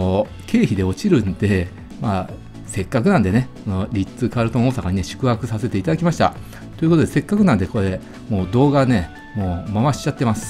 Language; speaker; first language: Japanese; native; Japanese